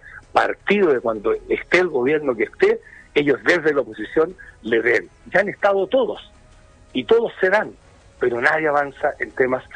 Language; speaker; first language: Spanish; native; Spanish